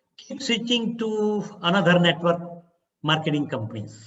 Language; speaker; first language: English; non-native, local second language; Gujarati